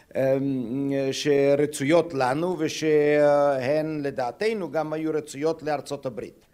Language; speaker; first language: Hebrew; non-native, fluent; German